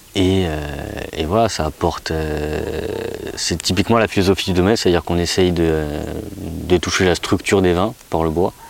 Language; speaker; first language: French; native; French